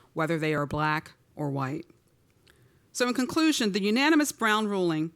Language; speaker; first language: English; native; English